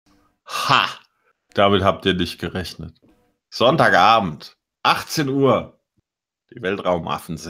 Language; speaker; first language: German; native; German